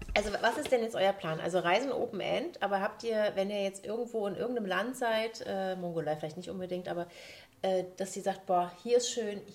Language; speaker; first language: German; native; German